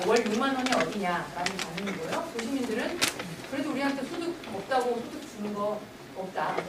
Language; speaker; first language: Korean; native; Korean